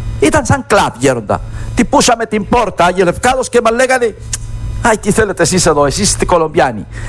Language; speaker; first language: Greek; non-native, fluent; Spanish